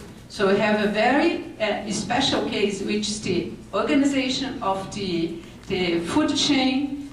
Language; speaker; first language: English; non-native, fluent; Portuguese